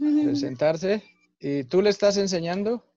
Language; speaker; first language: Spanish; native; Spanish